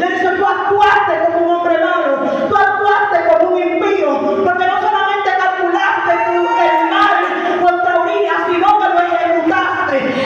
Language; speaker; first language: Spanish; native; Spanish